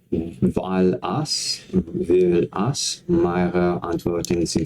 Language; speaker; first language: German; non-native, learner; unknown